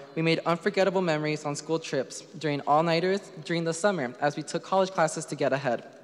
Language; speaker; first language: English; early bilingual, other home language; Spanish